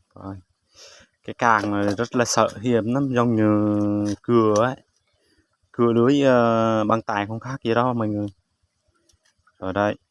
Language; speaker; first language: Vietnamese; non-native, local second language; Jarai